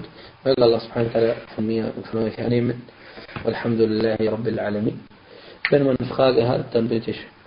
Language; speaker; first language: German; non-native, fluent; Arabic